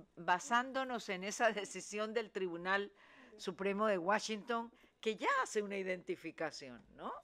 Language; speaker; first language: Spanish; native; Spanish